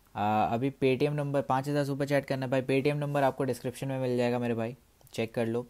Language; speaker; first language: Hindi; native; Hindi